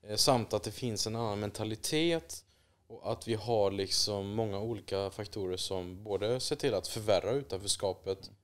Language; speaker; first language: Swedish; native; Swedish